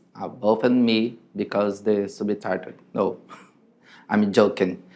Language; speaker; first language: English; non-native, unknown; Portuguese